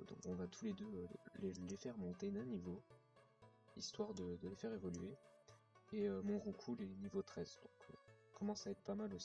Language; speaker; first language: French; native; French